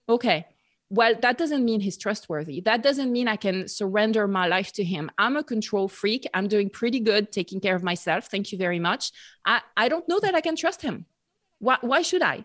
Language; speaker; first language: English; non-native, fluent; French